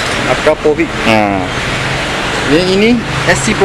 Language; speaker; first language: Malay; non-native, local second language; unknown